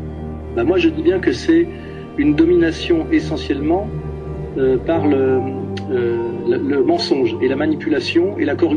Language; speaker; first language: French; native; French